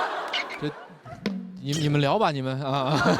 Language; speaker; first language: Chinese; native; Chinese